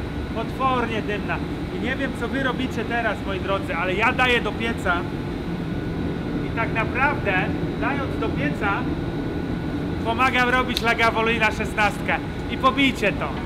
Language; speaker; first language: Polish; native; Polish